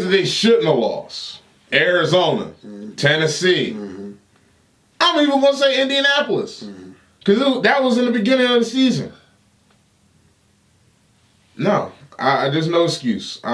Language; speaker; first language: English; native; English